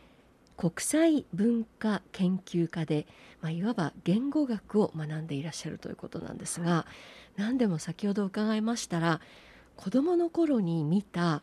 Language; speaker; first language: Japanese; native; Japanese